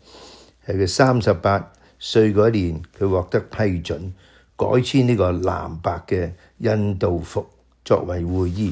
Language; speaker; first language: Chinese; non-native, local second language; Cantonese